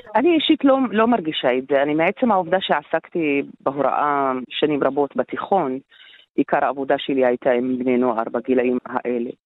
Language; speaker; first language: Hebrew; non-native, local second language; Arabic